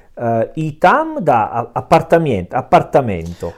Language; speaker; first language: Russian; non-native, learner; Italian